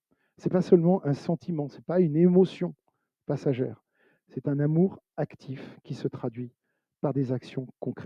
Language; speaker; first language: French; native; French